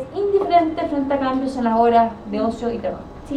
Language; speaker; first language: Spanish; native; Spanish